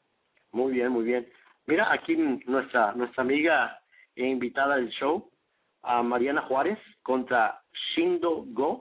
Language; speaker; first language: Spanish; native; Spanish